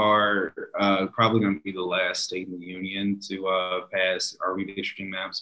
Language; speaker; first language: English; native; English